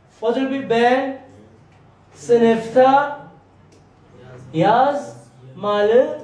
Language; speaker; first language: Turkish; non-native, fluent; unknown